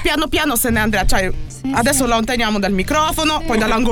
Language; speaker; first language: Italian; native; Italian